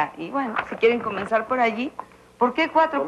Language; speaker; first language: Spanish; native; Spanish